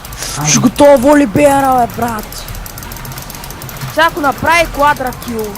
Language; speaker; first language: Bulgarian; native; Bulgarian